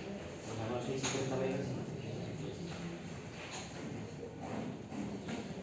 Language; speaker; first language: Spanish; native; Spanish